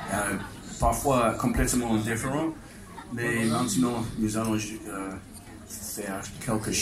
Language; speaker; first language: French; non-native, learner; English